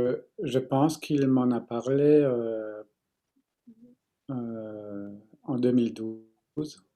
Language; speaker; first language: French; non-native, fluent; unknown